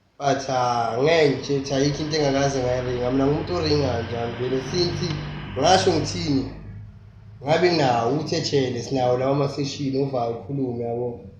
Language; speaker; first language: Zulu; native; Zulu